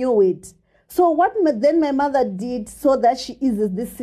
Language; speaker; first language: English; non-native, local second language; Shona